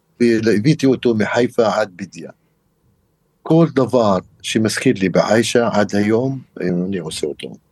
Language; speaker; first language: Hebrew; non-native, local second language; Arabic